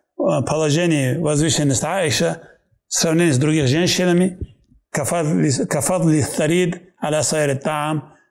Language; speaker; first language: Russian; non-native, local second language; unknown